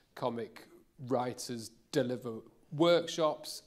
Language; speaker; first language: English; native; English